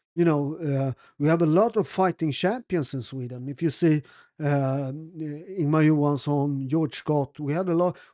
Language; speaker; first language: English; non-native, fluent; Italian